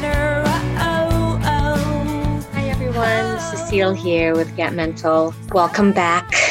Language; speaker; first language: English; non-native, local second language; Filipino